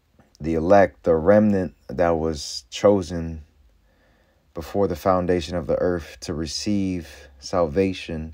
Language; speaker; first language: English; native; English